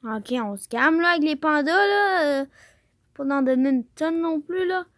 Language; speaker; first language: French; native; French